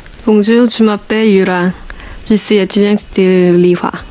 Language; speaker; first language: French; non-native, learner; Korean